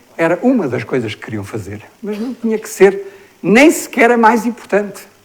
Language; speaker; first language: Portuguese; native; Portuguese